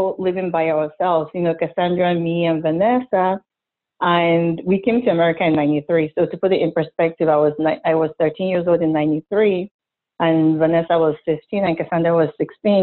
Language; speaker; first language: English; non-native, local second language; Igbo